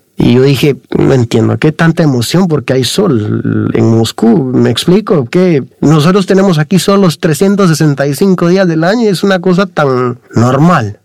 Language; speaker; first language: Spanish; native; Spanish